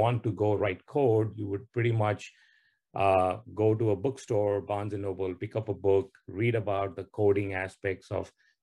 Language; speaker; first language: English; non-native, local second language; Tamil